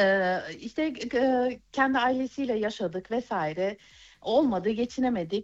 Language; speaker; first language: Turkish; early bilingual, other home language; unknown